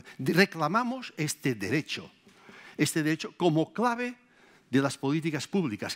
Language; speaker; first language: Spanish; native; Spanish